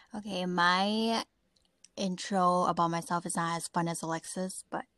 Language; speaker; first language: English; native; English